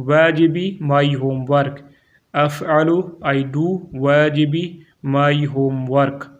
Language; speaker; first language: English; non-native, local second language; Urdu